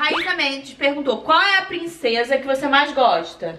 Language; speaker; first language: Portuguese; native; Portuguese